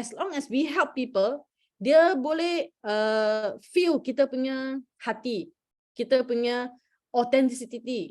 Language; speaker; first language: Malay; non-native, local second language; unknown